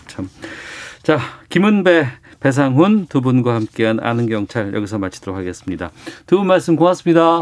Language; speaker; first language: Korean; native; Korean